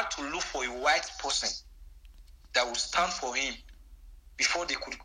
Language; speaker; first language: English; non-native, local second language; Bini